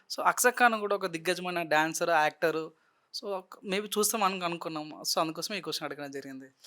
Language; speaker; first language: Telugu; native; Telugu